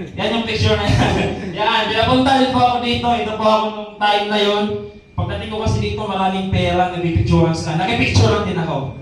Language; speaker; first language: Filipino; non-native, local second language; Masbatenyo